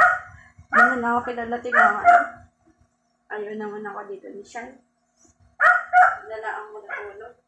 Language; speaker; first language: Filipino; native; Filipino